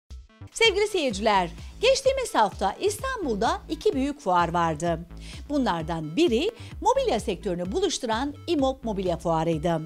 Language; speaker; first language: Turkish; native; Turkish